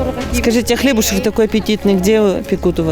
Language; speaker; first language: Russian; native; Russian